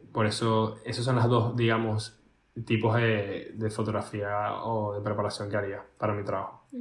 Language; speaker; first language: Spanish; native; Spanish